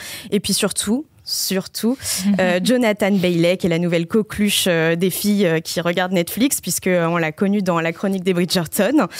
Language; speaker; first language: French; native; French